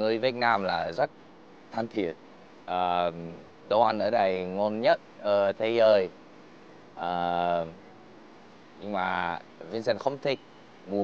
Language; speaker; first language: Vietnamese; non-native, learner; Dutch